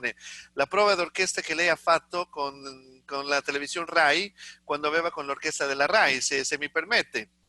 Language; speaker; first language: Italian; non-native, fluent; Spanish